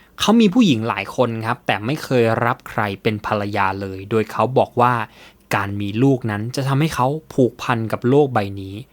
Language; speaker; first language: Thai; native; Thai